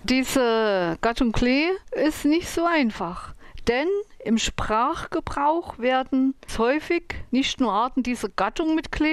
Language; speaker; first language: German; native; German